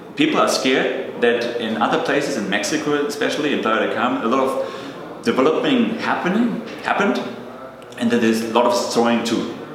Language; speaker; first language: English; non-native, fluent; German